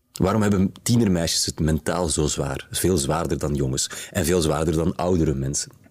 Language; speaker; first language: Dutch; native; Dutch